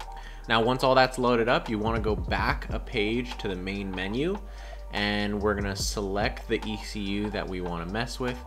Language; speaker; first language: English; native; English